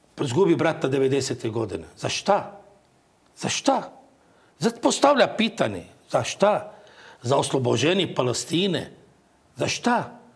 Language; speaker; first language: Croatian; non-native, fluent; Arabic